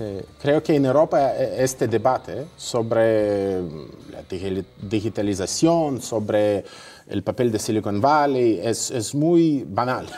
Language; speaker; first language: Spanish; non-native, fluent; Russian